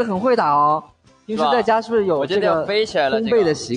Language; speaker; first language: Chinese; native; Chinese